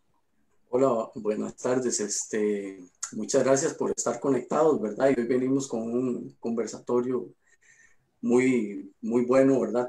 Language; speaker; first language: Spanish; native; Spanish